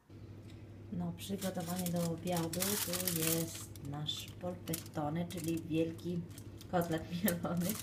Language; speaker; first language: Polish; non-native, fluent; Italian